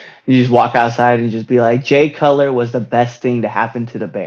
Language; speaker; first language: English; native; English